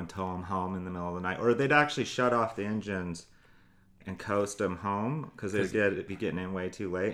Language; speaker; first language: English; native; English